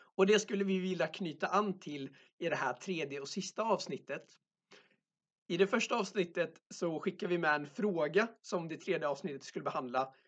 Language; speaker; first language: Swedish; native; Swedish